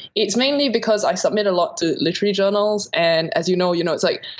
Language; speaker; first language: English; native; English